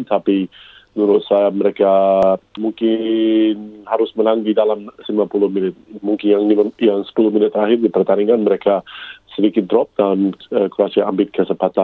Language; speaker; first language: Indonesian; non-native, fluent; English